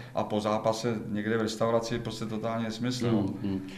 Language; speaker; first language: Czech; native; Czech